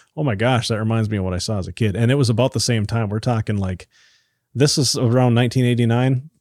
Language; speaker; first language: English; native; English